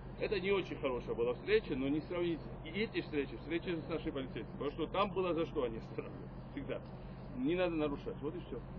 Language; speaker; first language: Russian; non-native, local second language; Georgian